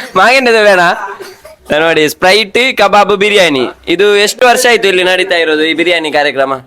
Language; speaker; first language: Kannada; non-native, local second language; Badaga